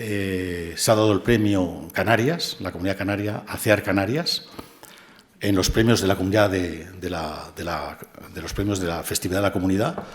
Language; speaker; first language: Spanish; native; Spanish